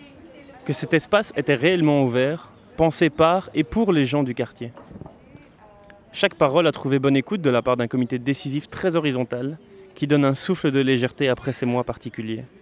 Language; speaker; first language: French; native; French